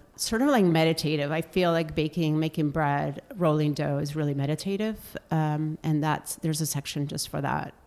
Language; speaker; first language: English; non-native, fluent; Spanish